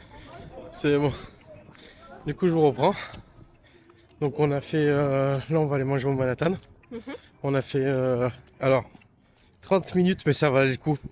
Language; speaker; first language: French; native; French